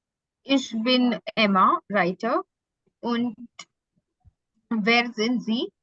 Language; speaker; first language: German; non-native, learner; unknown